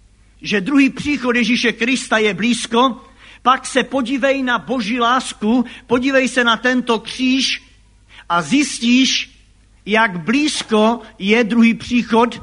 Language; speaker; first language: Czech; native; Czech